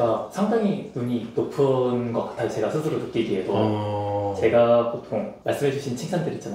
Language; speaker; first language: Korean; native; Korean